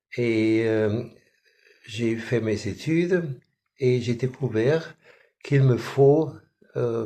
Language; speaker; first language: French; non-native, fluent; German